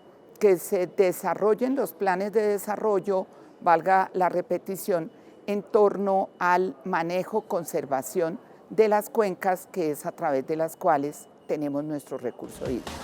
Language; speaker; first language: Spanish; native; Spanish